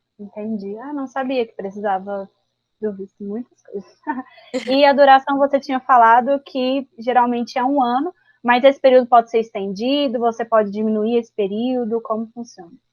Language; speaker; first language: Portuguese; native; Portuguese